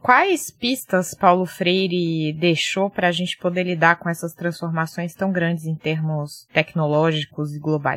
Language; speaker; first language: Portuguese; native; Portuguese